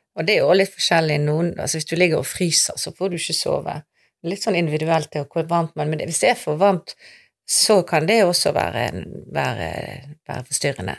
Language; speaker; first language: Norwegian; native; Norwegian